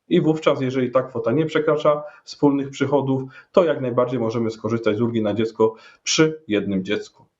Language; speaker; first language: Polish; native; Polish